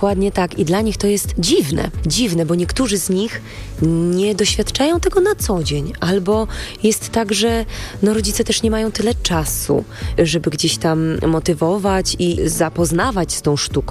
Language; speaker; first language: Polish; native; Polish